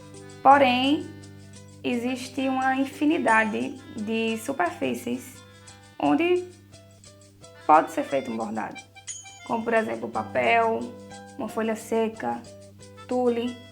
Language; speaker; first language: Portuguese; native; Portuguese